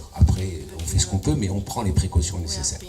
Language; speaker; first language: French; native; French